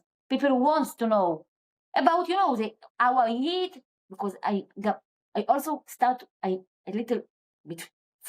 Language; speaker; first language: English; non-native, learner; Hebrew